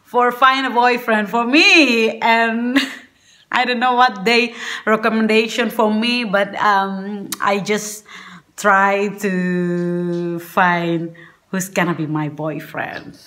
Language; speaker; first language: English; non-native, learner; Indonesian